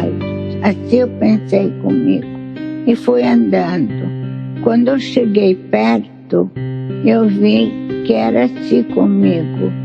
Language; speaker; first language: Portuguese; non-native, fluent; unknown